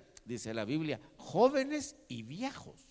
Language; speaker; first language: Spanish; native; Spanish